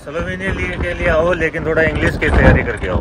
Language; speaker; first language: Hindi; native; Hindi